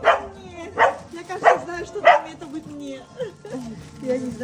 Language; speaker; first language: Russian; non-native, learner; Georgian